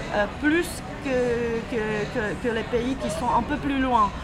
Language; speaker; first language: French; non-native, fluent; Czech